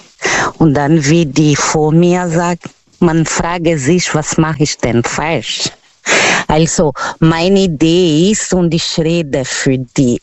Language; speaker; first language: German; non-native, learner; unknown